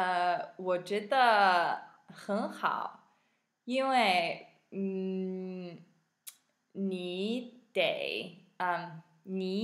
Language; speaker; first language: Chinese; non-native, learner; English